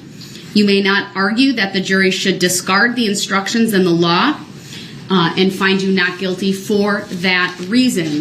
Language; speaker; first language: English; native; English